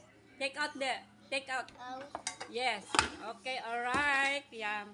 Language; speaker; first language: English; non-native, learner; Filipino